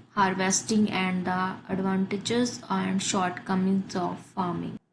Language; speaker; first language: English; non-native, local second language; Punjabi